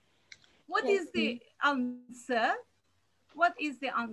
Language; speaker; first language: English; non-native, fluent; Turkish